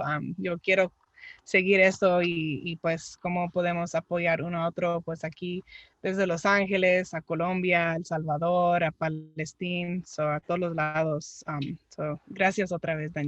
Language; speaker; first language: Spanish; early bilingual, heritage; Spanish